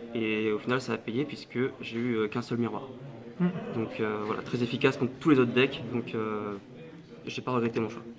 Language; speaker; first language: French; native; French